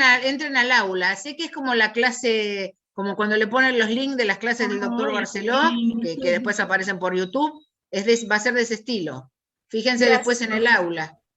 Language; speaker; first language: Spanish; native; Spanish